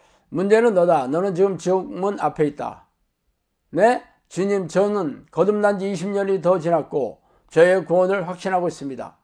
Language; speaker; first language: Korean; native; Korean